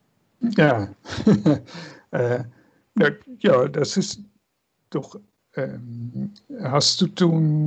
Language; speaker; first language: German; non-native, fluent; Dutch